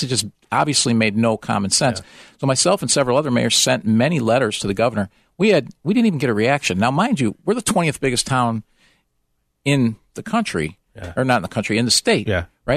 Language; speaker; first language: English; native; English